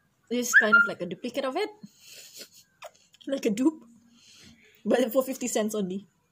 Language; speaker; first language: English; non-native, local second language; Malay